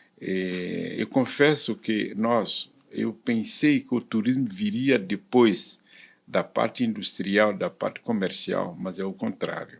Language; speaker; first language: Portuguese; non-native, fluent; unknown